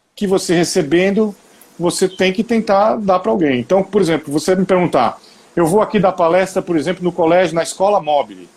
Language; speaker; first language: Portuguese; native; Portuguese